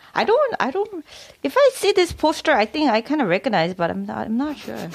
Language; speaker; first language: English; non-native, fluent; Korean